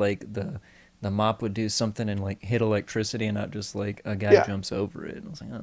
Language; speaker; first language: English; native; English